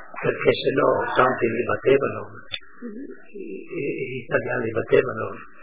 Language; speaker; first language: Italian; non-native, local second language; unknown